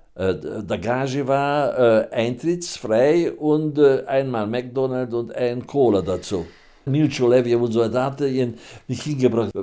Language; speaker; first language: German; non-native, fluent; Hungarian